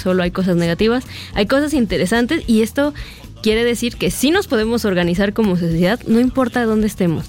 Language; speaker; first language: Spanish; native; Spanish